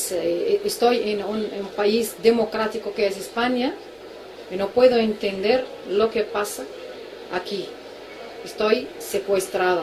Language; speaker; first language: Spanish; non-native, local second language; Arabic